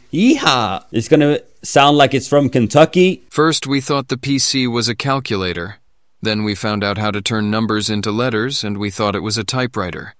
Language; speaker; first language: English; non-native, fluent; Norwegian